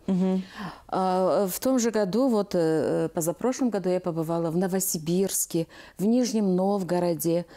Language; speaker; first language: Russian; non-native, local second language; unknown